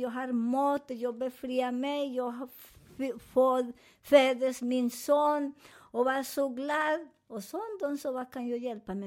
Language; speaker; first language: Swedish; non-native, fluent; Spanish